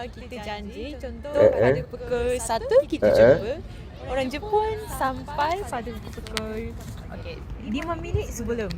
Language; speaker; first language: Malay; non-native, fluent; Japanese